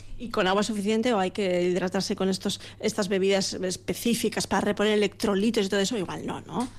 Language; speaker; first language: Spanish; native; Spanish